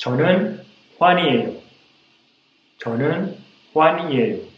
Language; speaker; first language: Korean; non-native, fluent; Spanish